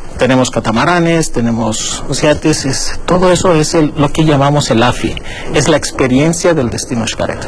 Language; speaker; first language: Spanish; non-native, fluent; Greek